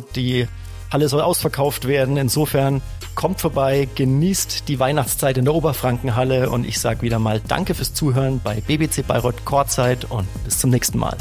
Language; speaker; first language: German; native; German